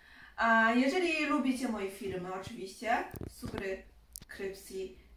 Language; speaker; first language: Polish; non-native, learner; Chinese